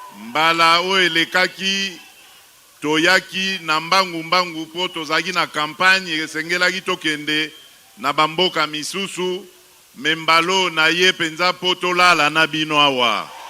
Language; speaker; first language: Lingala; non-native, local second language; Luba-Lulua